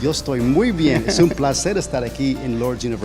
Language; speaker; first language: Spanish; early bilingual, heritage; Spanish